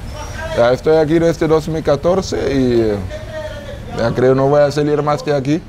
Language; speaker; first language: Spanish; non-native, fluent; German